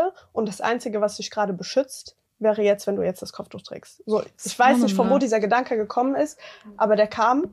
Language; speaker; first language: German; early bilingual, other home language; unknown